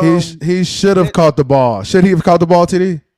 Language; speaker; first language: English; native; English